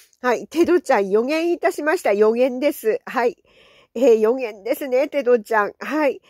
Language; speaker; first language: Japanese; native; Japanese